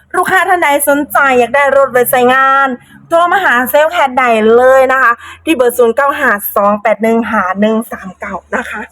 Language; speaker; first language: Thai; native; Thai